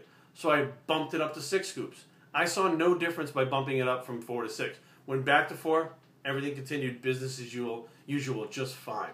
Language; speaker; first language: English; native; English